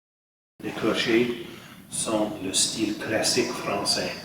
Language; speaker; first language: French; early bilingual, heritage; French